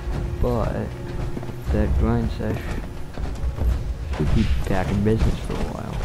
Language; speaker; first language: English; native; English